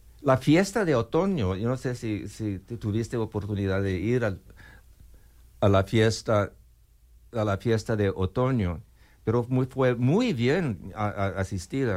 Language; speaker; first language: Spanish; non-native, learner; English